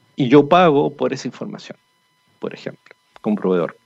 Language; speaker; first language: Spanish; native; Spanish